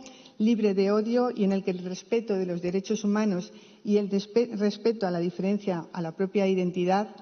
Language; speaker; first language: Spanish; native; Spanish